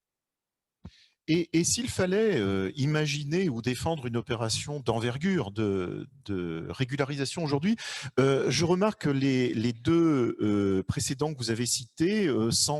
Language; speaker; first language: French; native; French